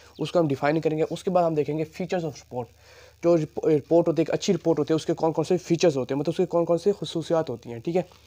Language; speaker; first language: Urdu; non-native, local second language; Punjabi